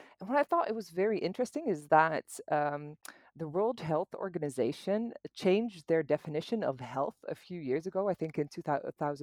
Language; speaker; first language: English; non-native, fluent; Dutch